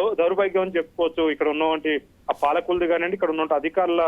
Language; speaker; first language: Telugu; native; Telugu